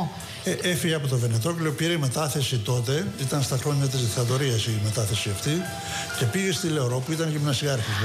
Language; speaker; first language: Greek; native; Greek